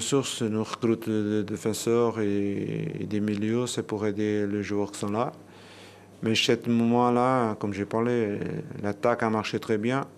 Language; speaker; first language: French; non-native, learner; Portuguese